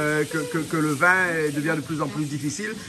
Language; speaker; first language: French; native; French